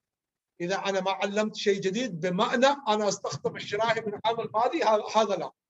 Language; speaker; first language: Arabic; non-native, learner; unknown